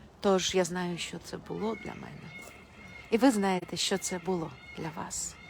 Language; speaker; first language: Ukrainian; non-native, local second language; Russian